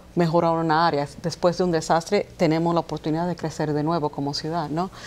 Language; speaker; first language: Spanish; early bilingual, heritage; Spanish